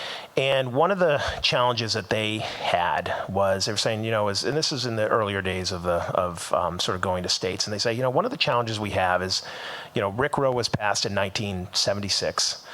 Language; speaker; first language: English; native; English